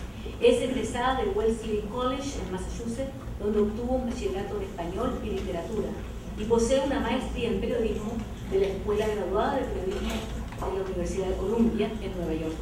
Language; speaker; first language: Spanish; native; Spanish